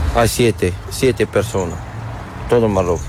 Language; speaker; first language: Spanish; non-native, learner; Arabic